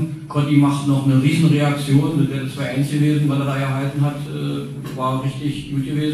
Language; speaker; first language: German; native; German